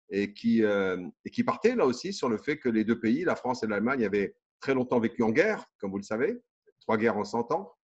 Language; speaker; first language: French; early bilingual, other home language; Kabyle